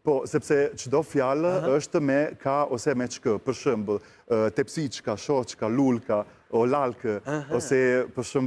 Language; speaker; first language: Albanian; non-native, learner; Italian